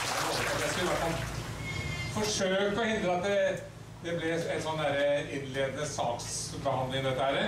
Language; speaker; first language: Norwegian; native; Norwegian